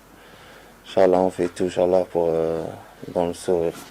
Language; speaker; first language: French; non-native, learner; Arabic